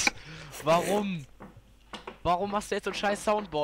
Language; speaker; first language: German; native; German